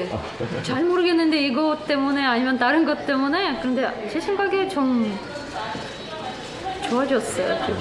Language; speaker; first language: Korean; non-native, fluent; Russian